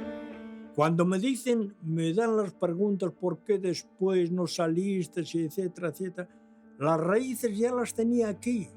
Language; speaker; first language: Spanish; early bilingual, other home language; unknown